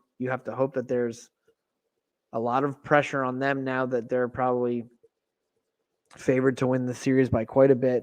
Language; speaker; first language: English; native; English